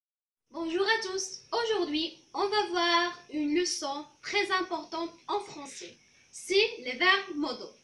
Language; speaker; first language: French; non-native, local second language; Arabic